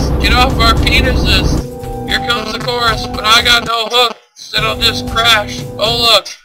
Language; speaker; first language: English; native; English